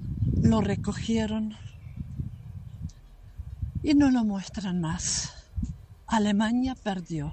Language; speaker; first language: Spanish; non-native, fluent; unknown